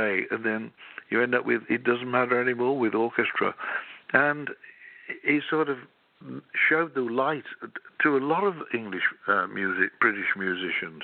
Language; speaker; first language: English; native; English